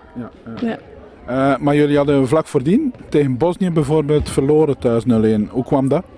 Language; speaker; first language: Dutch; native; Dutch